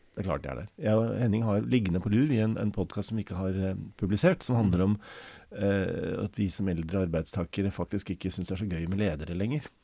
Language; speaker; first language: Norwegian; native; Norwegian